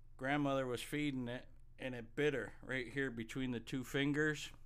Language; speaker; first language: English; native; English